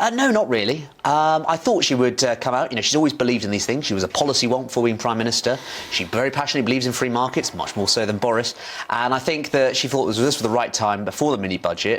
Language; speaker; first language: English; native; English